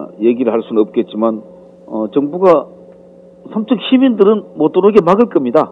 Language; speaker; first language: Korean; native; Korean